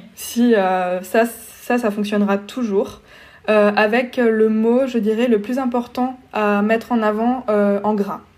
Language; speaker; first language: French; native; French